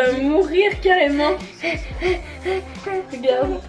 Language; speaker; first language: French; native; French